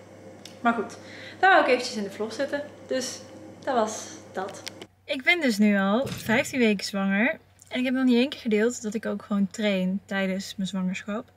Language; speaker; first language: Dutch; native; Dutch